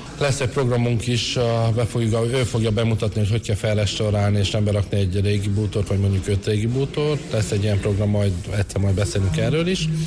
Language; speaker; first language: Hungarian; non-native, local second language; Romany